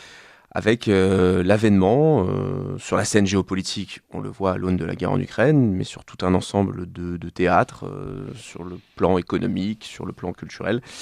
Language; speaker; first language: French; native; French